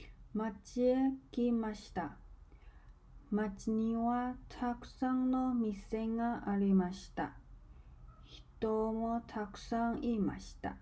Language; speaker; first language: Japanese; non-native, learner; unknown